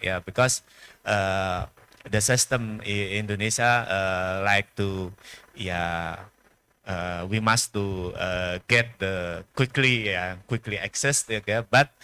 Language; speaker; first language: English; non-native, learner; Indonesian